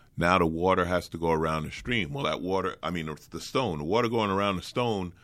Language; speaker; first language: English; native; English